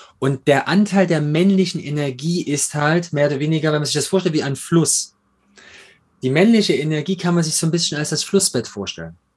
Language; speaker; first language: German; native; German